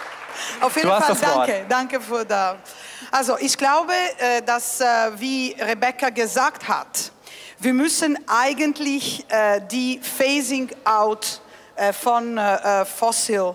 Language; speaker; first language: German; non-native, fluent; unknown